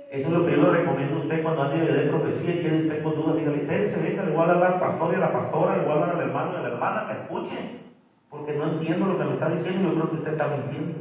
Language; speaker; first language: Spanish; native; Spanish